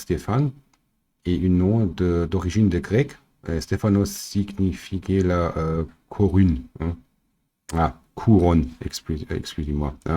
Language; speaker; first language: French; non-native, fluent; German